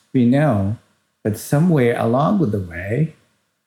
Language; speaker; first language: English; non-native, fluent; Japanese